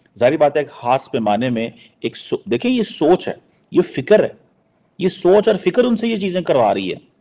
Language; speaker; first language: Urdu; non-native, local second language; Punjabi